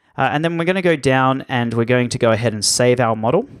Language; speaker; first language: English; native; English